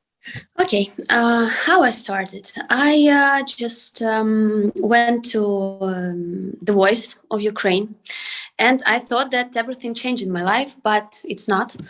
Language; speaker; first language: English; non-native, learner; Ukrainian